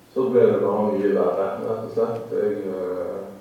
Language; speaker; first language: Norwegian; native; Norwegian